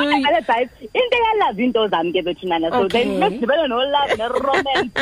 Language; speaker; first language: English; non-native, local second language; Xhosa